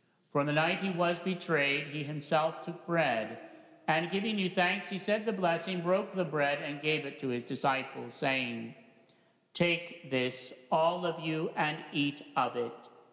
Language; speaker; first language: English; native; English